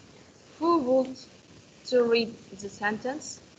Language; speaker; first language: English; non-native, learner; Kazakh